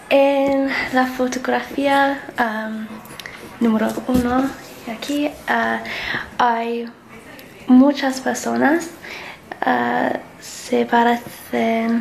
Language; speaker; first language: Spanish; non-native, learner; English